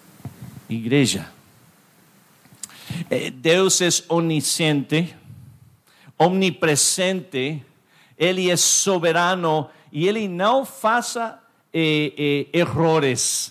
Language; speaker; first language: Portuguese; non-native, fluent; English